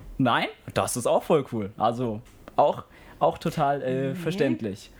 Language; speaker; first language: German; native; German